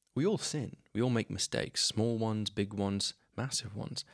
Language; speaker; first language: English; non-native, fluent; Slovenian